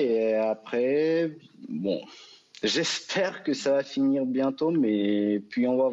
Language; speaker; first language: French; non-native, fluent; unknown